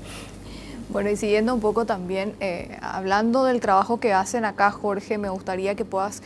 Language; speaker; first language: Spanish; native; Spanish